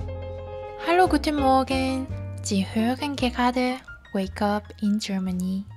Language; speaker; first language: German; non-native, fluent; Korean